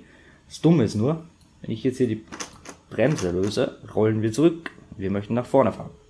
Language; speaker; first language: German; native; German